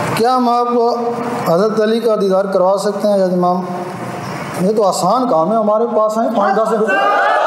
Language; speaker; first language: Urdu; non-native, local second language; Punjabi